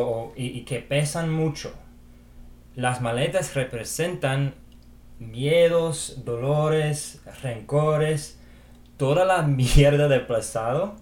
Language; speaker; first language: Spanish; non-native, fluent; English